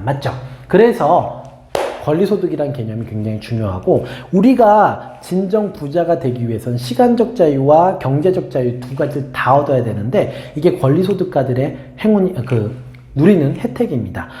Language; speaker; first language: Korean; native; Korean